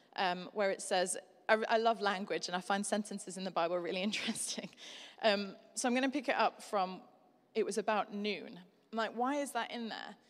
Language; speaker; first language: English; native; English